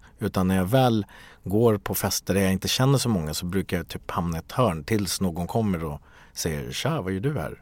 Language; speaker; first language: Swedish; early bilingual, other home language; Bangla